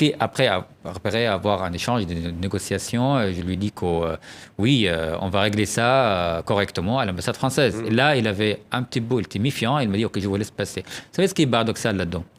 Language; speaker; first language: French; non-native, fluent; Arabic